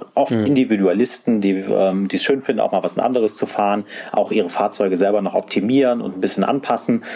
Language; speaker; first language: German; native; German